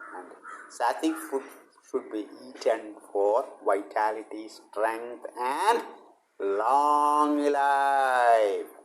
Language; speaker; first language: English; non-native, local second language; Malayalam